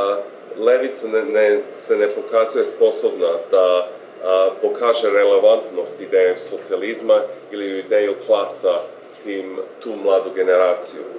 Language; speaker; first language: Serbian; non-native, fluent; English